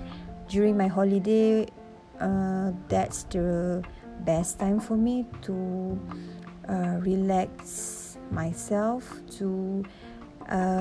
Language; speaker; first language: English; non-native, local second language; Malay